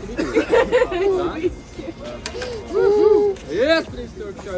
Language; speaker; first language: English; non-native, learner; Turkish